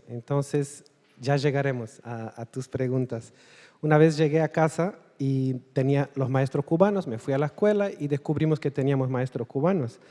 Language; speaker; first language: Spanish; non-native, fluent; Portuguese